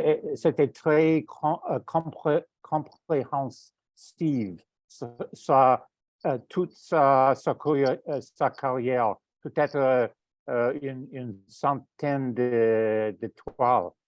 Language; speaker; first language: French; non-native, fluent; English